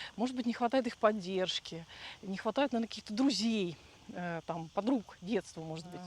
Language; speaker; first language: Russian; native; Russian